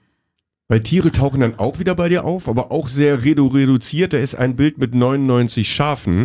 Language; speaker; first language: German; native; German